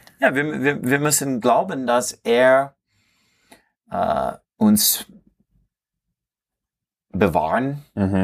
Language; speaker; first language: German; non-native, learner; English